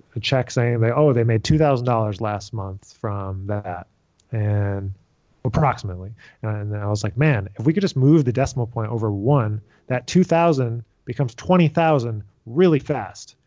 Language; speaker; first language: English; native; English